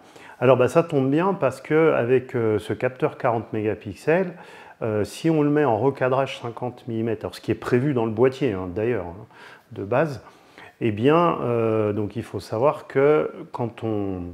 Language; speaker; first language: French; native; French